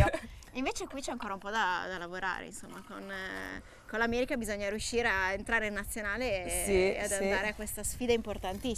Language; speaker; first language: Italian; native; Italian